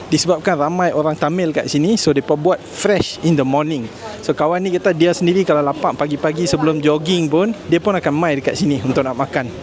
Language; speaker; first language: Malay; native; Malay